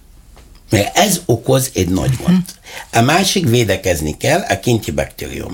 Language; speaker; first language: Hungarian; non-native, learner; Arabic